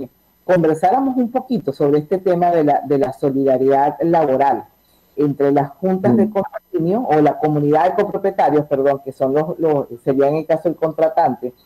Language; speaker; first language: Spanish; native; Spanish